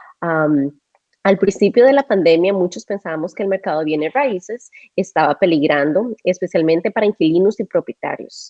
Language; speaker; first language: Spanish; native; Spanish